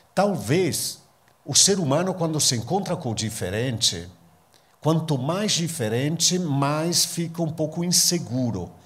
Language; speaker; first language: Portuguese; non-native, fluent; Italian